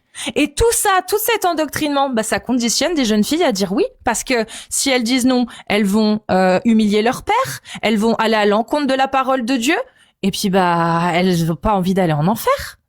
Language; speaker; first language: French; native; French